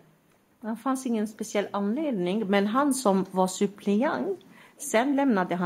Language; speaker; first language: Swedish; non-native, fluent; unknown